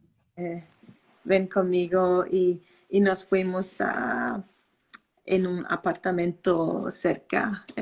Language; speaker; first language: Spanish; non-native, fluent; Danish